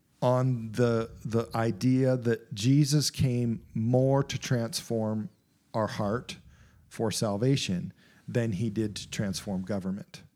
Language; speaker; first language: English; native; English